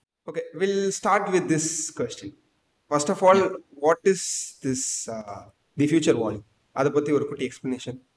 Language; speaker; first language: English; non-native, local second language; Tamil